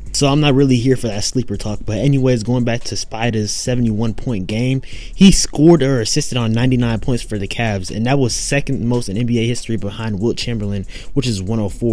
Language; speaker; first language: English; native; English